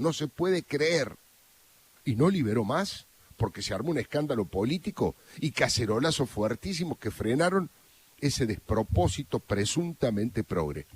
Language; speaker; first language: Spanish; native; Spanish